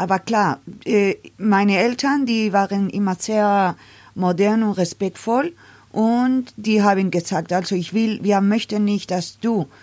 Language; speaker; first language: German; non-native, learner; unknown